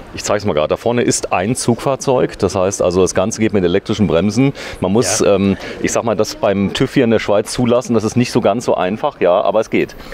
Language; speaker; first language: German; native; German